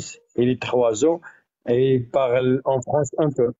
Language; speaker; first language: French; non-native, learner; Arabic